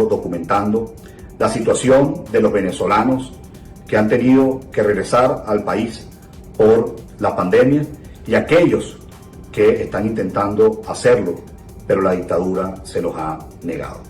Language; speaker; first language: Spanish; native; Spanish